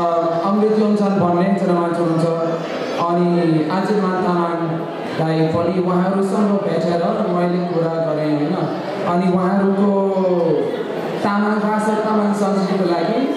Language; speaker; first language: Nepali; non-native, fluent; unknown